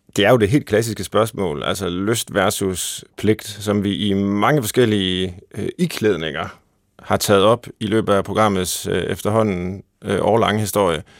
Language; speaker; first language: Danish; native; Danish